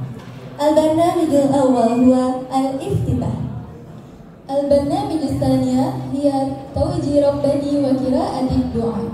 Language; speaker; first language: Arabic; non-native, learner; Indonesian